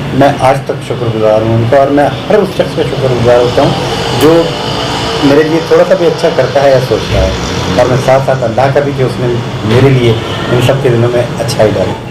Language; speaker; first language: Urdu; native; Urdu